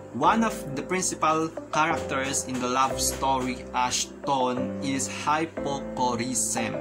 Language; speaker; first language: English; non-native, local second language; Filipino